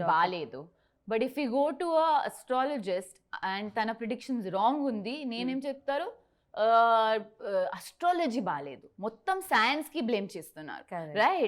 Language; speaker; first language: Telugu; non-native, local second language; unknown